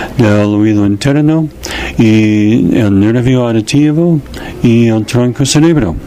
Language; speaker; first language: Spanish; non-native, fluent; English